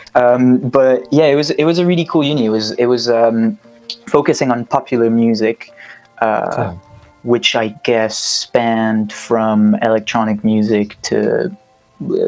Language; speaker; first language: English; non-native, fluent; French